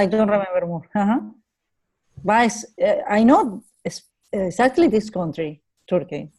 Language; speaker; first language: English; non-native, learner; Spanish